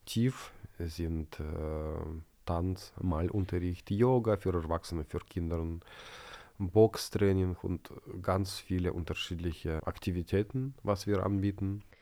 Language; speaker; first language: German; non-native, fluent; Ukrainian